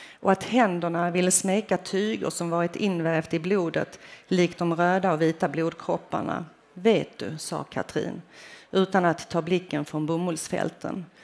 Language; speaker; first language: Swedish; early bilingual, other home language; Finnish